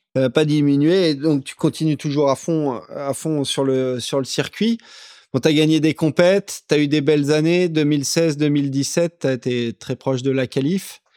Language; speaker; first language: French; native; French